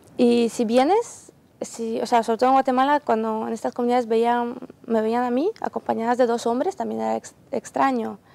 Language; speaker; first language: Spanish; non-native, fluent; Ukrainian